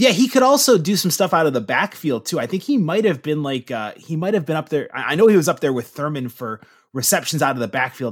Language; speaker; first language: English; native; English